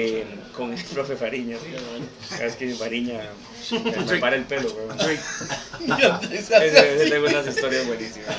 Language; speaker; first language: Spanish; native; Spanish